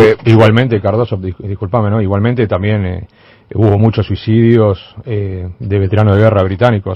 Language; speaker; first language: Spanish; native; Spanish